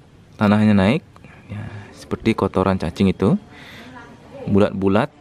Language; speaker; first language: Indonesian; native; Indonesian